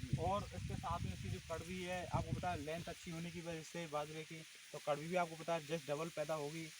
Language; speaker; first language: Hindi; native; Hindi